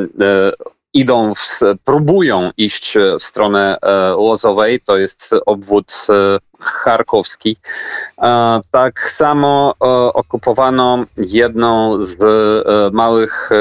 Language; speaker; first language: Polish; non-native, learner; Ukrainian